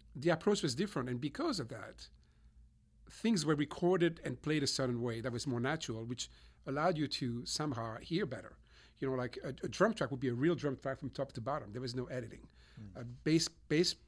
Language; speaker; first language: English; non-native, fluent; French